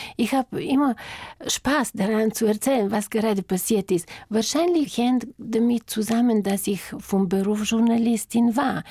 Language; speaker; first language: German; non-native, fluent; Bulgarian